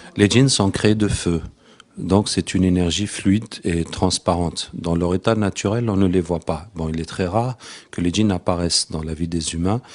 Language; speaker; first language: French; non-native, local second language; Arabic